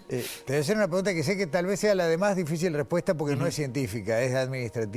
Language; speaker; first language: Spanish; native; Spanish